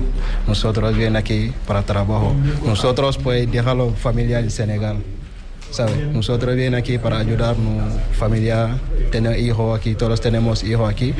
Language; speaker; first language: Spanish; non-native, learner; Wolof